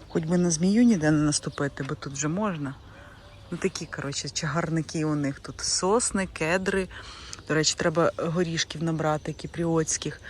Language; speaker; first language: Ukrainian; native; Ukrainian